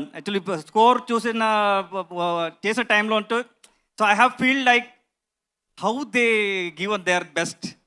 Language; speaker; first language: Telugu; non-native, learner; Kannada